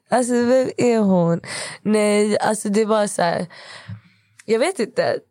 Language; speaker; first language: Swedish; early bilingual, other home language; Kurdish